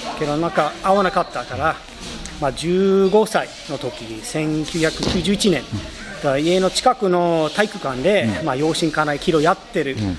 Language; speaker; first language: Japanese; non-native, fluent; English